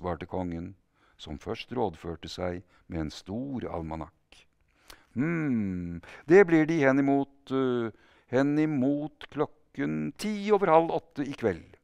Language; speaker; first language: Norwegian; native; Norwegian